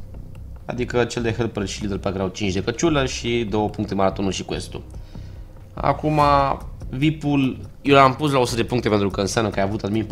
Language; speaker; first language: Romanian; native; Romanian